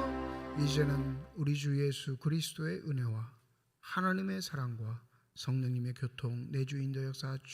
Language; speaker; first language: Korean; native; Korean